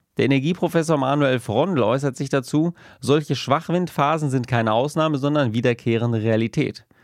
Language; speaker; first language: German; native; German